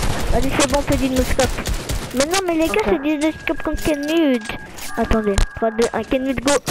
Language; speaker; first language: French; native; French